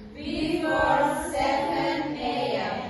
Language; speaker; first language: English; non-native, learner; Indonesian